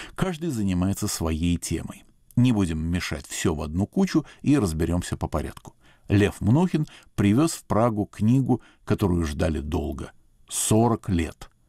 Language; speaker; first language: Russian; native; Russian